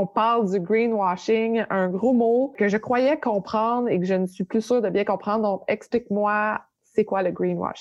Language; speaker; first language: French; native; French